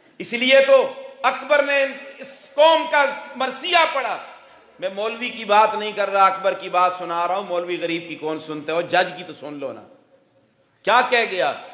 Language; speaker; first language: Urdu; non-native, local second language; Pashto